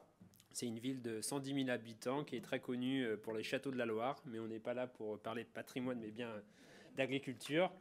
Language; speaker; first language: French; native; French